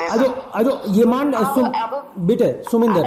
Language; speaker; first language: German; non-native, fluent; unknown